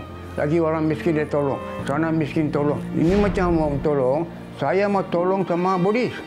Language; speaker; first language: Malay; non-native, local second language; Tamil